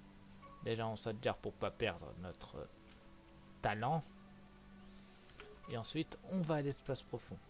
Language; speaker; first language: French; native; French